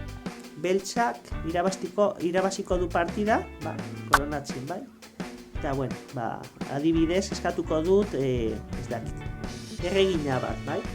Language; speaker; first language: Basque; non-native, local second language; Spanish